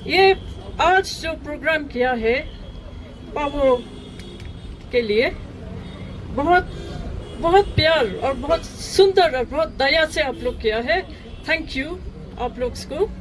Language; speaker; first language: Hindi; non-native, learner; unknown